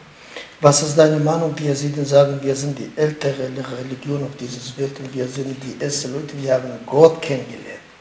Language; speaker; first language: German; non-native, learner; Kurdish